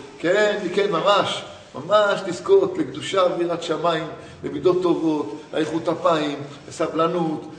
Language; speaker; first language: Hebrew; native; Hebrew